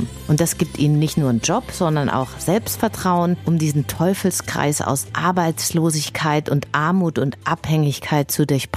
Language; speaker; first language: German; native; German